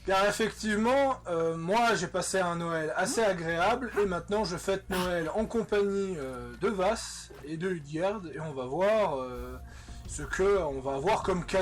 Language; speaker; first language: French; native; French